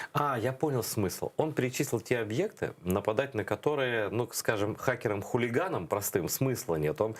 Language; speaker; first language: Russian; native; Russian